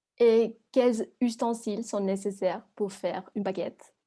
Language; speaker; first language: French; non-native, learner; Spanish